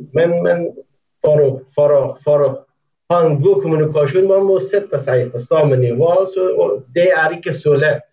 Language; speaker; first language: Norwegian; non-native, fluent; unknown